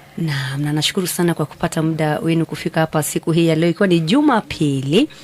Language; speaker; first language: Swahili; non-native, local second language; Gusii